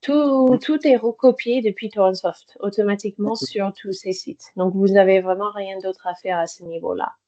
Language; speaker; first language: French; native; French